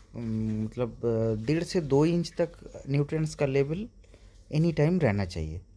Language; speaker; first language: Hindi; non-native, local second language; Bangla